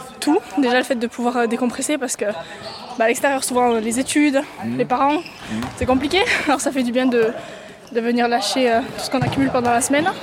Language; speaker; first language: French; native; French